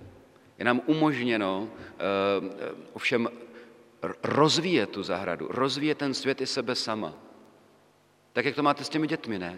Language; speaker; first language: Czech; native; Czech